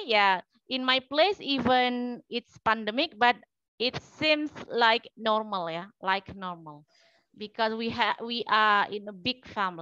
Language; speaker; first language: English; non-native, learner; Indonesian